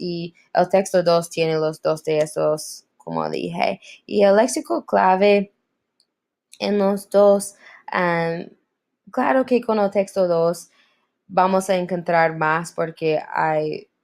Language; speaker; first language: Spanish; non-native, learner; English